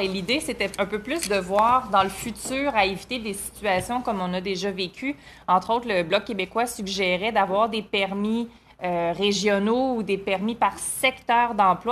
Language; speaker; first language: French; native; French